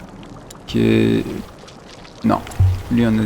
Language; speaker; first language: French; native; French